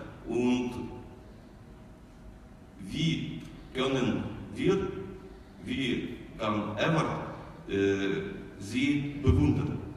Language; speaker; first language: German; non-native, learner; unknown